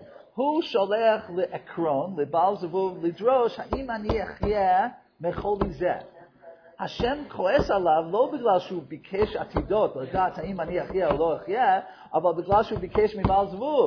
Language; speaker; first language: Hebrew; non-native, fluent; English